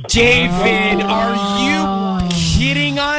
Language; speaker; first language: English; native; English